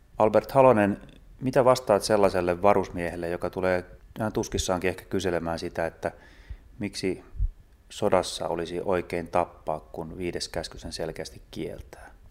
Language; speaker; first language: Finnish; native; Finnish